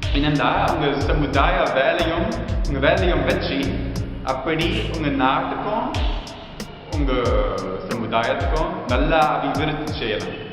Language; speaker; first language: Tamil; non-native, learner; German